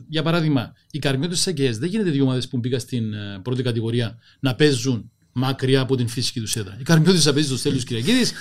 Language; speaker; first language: Greek; native; Greek